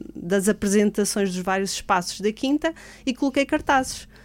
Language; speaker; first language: Portuguese; native; Portuguese